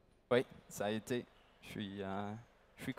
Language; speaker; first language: French; non-native, learner; English